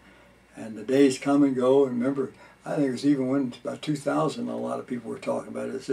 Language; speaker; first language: English; native; English